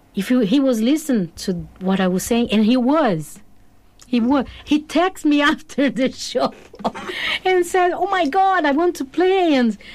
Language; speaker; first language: English; non-native, fluent; Portuguese